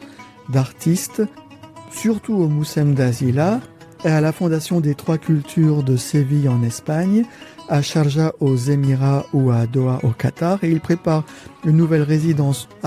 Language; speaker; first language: French; native; French